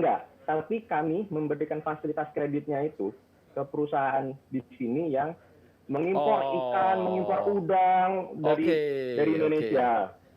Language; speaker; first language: Indonesian; native; Indonesian